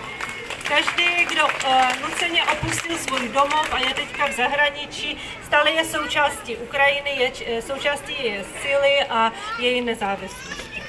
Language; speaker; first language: Czech; non-native, fluent; Ukrainian